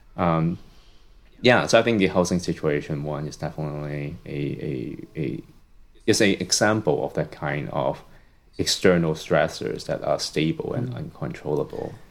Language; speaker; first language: English; non-native, local second language; Cantonese